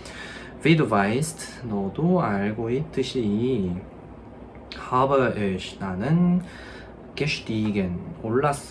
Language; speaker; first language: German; non-native, fluent; Korean